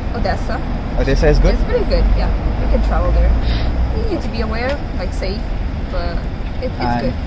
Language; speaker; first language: English; non-native, fluent; Ukrainian